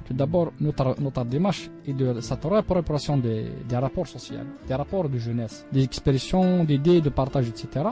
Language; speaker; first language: French; non-native, local second language; Arabic